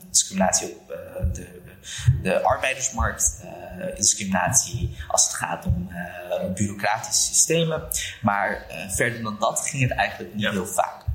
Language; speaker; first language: Dutch; early bilingual, other home language; Uyghur